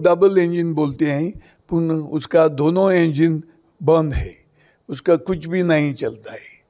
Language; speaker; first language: Hindi; non-native, local second language; Konkani